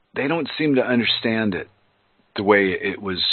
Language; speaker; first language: English; native; English